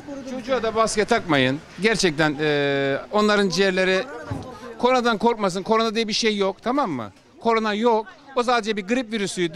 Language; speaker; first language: Turkish; native; Turkish